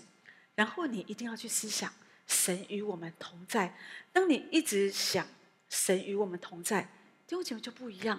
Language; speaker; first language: Chinese; native; Chinese